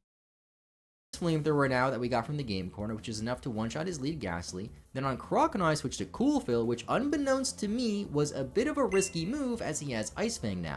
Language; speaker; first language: English; native; English